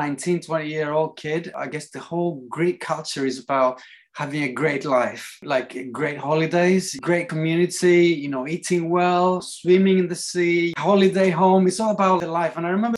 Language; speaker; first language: English; non-native, fluent; Greek